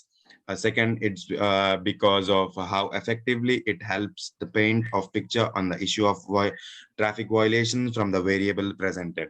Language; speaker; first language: English; non-native, local second language; Urdu